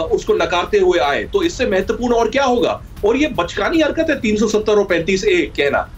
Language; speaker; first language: Hindi; native; Hindi